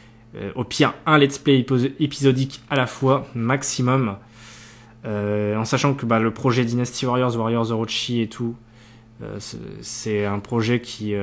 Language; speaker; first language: French; native; French